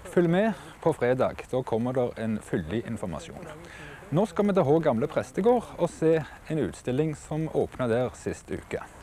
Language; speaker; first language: Norwegian; native; Norwegian